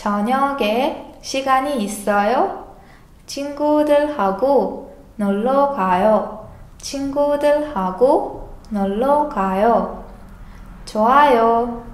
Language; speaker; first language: Korean; non-native, fluent; Uzbek